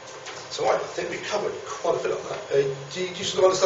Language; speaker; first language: English; native; English